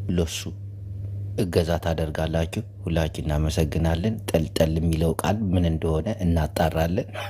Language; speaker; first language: Amharic; native; Amharic